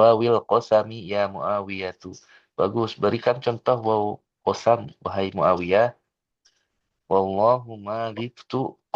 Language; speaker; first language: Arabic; non-native, learner; Indonesian